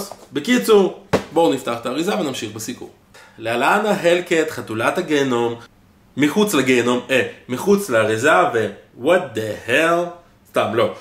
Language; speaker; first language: Hebrew; native; Hebrew